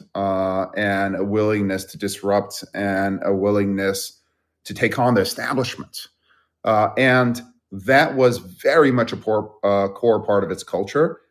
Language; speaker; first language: English; early bilingual, other home language; Persian